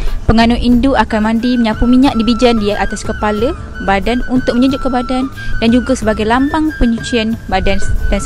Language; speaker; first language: Malay; native; Malay